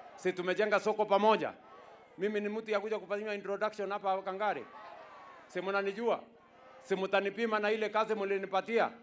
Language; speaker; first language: Swahili; non-native, local second language; Kalenjin